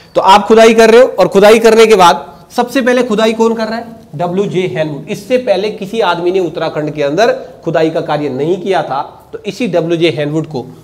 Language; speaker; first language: Hindi; native; Hindi